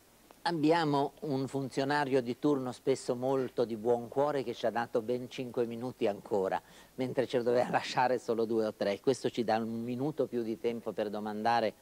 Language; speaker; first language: Italian; native; Italian